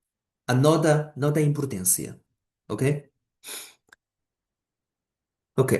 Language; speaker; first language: Portuguese; non-native, fluent; Chinese